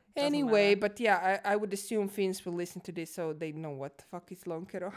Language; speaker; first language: English; non-native, fluent; Croatian